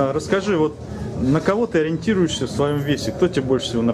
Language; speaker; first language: Russian; native; Russian